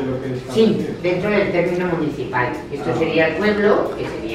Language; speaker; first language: Spanish; native; Spanish